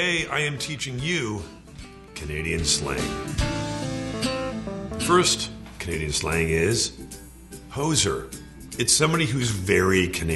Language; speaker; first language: English; native; English